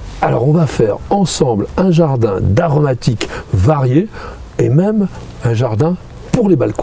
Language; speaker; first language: French; native; French